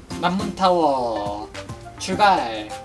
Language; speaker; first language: Korean; native; Korean